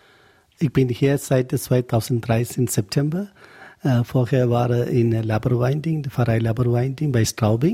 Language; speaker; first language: German; non-native, learner; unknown